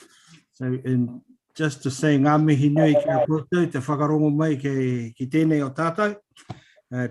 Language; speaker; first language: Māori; non-native, local second language; English